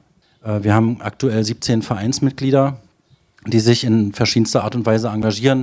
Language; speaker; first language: German; native; German